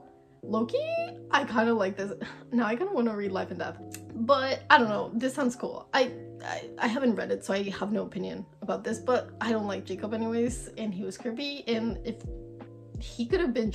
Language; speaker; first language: English; native; English